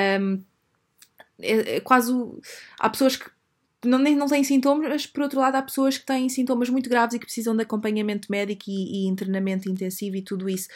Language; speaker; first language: Portuguese; native; Portuguese